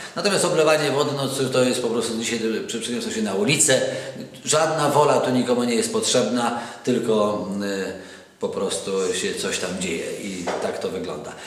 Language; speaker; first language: Polish; non-native, local second language; Kashubian